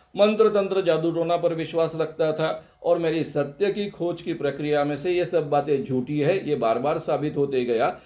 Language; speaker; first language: Hindi; non-native, local second language; Marathi